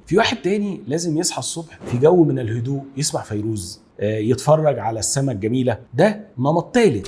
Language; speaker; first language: Arabic; native; Arabic